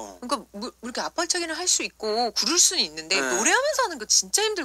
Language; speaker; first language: Korean; native; Korean